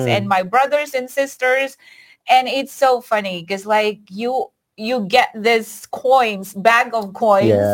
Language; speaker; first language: English; non-native, local second language; Iloko